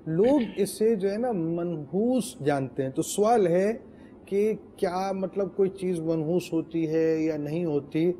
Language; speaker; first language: Urdu; native; Urdu